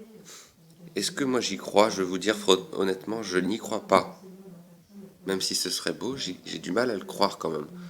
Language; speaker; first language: French; native; French